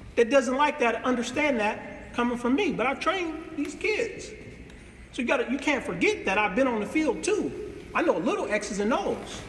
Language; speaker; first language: English; native; English